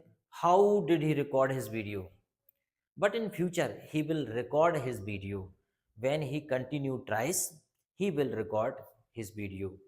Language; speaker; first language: English; non-native, local second language; Hindi